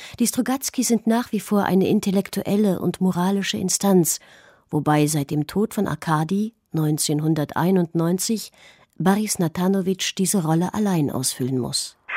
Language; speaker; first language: German; native; German